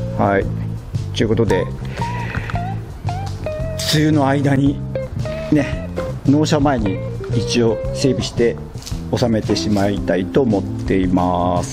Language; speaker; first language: Japanese; native; Japanese